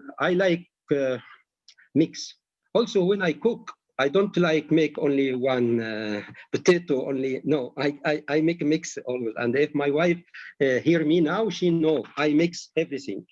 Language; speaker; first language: English; non-native, learner; Arabic